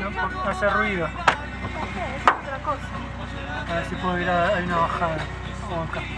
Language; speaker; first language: Spanish; native; Spanish